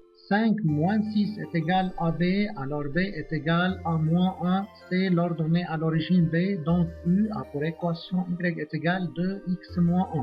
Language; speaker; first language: French; non-native, local second language; Arabic